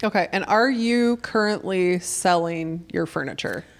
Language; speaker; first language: English; native; English